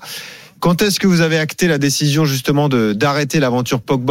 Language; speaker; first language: French; native; French